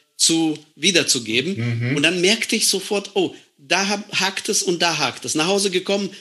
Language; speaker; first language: German; non-native, fluent; Estonian